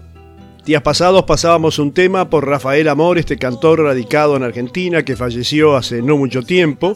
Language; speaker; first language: Spanish; native; Spanish